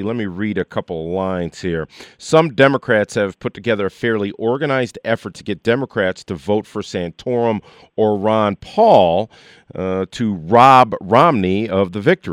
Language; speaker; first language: English; native; English